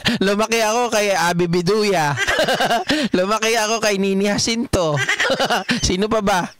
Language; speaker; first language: Filipino; native; Filipino